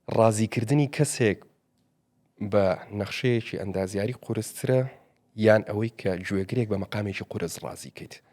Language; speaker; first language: Central Kurdish; native; Central Kurdish